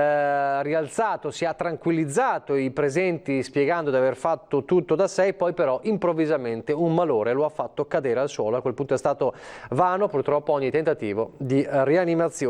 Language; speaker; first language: Italian; native; Italian